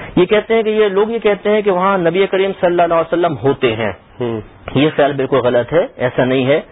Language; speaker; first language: Urdu; native; Urdu